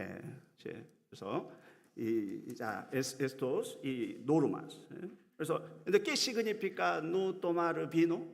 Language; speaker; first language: Spanish; non-native, learner; Korean